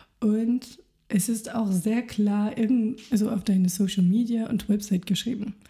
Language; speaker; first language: German; non-native, fluent; French